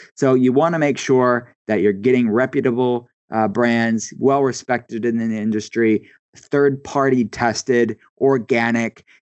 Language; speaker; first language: English; native; English